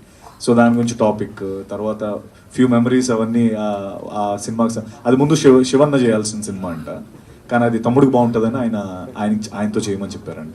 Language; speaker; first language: Telugu; native; Telugu